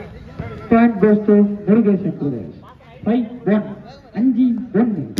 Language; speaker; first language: English; non-native, local second language; Tamil